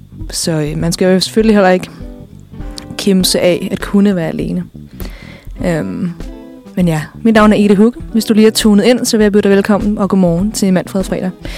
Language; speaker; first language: Danish; native; Danish